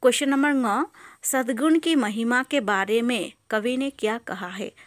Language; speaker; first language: Hindi; non-native, local second language; Assamese